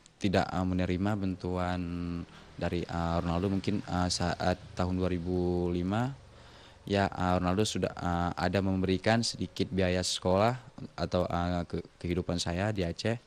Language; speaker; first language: Indonesian; non-native, local second language; Achinese